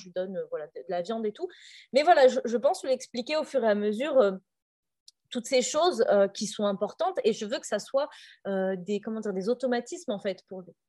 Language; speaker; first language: French; native; French